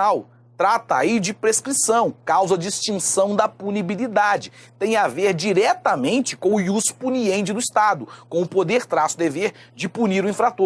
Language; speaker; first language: Portuguese; native; Portuguese